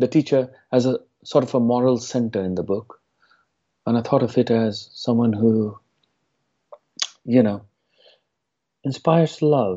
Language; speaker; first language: English; non-native, local second language; Hindi